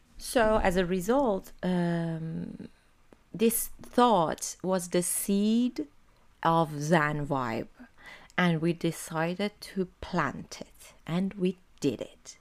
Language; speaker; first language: English; non-native, fluent; Persian